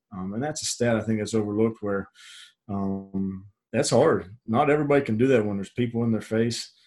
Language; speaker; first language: English; native; English